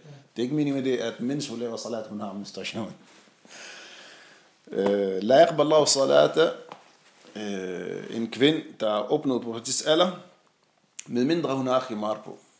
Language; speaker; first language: Danish; non-native, fluent; Arabic